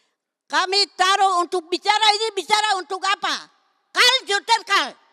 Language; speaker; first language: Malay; non-native, local second language; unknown